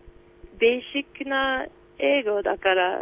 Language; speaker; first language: Japanese; non-native, learner; English